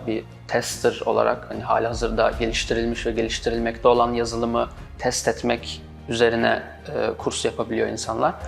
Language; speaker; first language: Turkish; native; Turkish